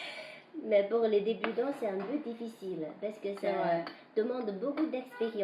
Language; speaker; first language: French; non-native, fluent; Chinese